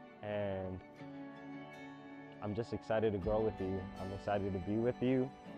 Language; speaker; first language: English; early bilingual, other home language; Spanish